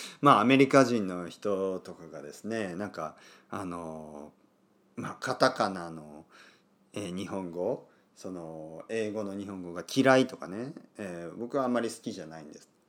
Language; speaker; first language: Japanese; native; Japanese